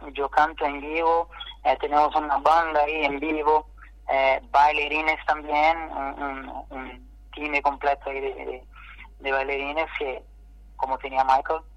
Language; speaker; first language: Spanish; non-native, fluent; Portuguese